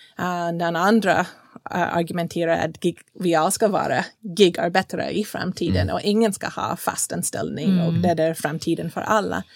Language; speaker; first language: Swedish; non-native, fluent; English